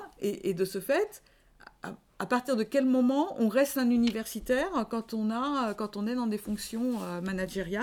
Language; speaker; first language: French; native; French